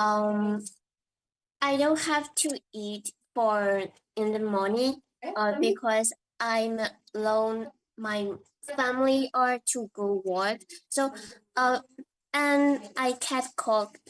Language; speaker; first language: English; non-native, learner; Indonesian